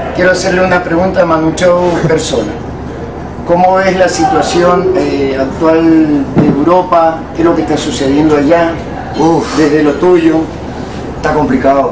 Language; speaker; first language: Spanish; native; Spanish